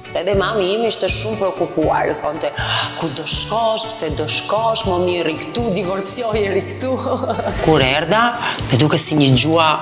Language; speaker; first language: Albanian; non-native, learner; Italian